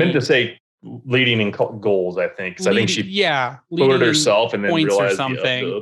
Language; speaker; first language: English; native; English